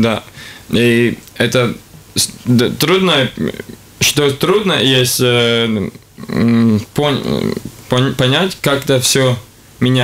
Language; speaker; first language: Russian; non-native, local second language; Latvian